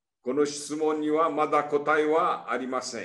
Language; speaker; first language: Japanese; early bilingual, heritage; Portuguese